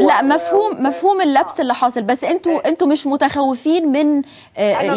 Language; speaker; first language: Arabic; native; Arabic